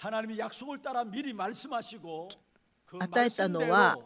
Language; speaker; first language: Japanese; non-native, fluent; Korean